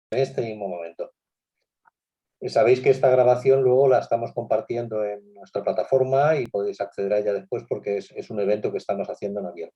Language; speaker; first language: Spanish; native; Spanish